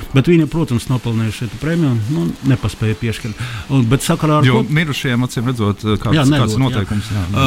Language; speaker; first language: Latvian; non-native, local second language; Russian